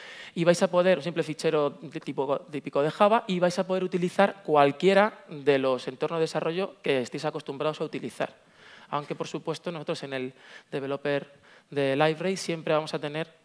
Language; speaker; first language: Spanish; native; Spanish